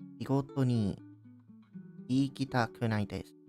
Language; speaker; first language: Japanese; non-native, learner; English